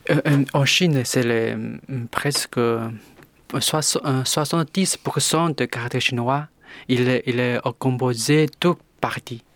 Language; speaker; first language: French; non-native, learner; Chinese